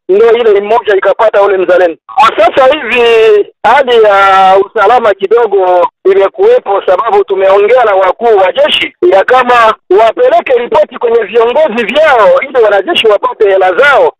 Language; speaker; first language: Swahili; native; Swahili